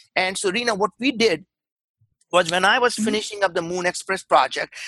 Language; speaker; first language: English; non-native, local second language; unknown